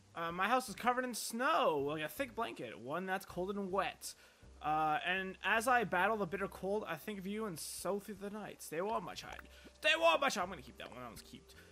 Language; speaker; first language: English; native; English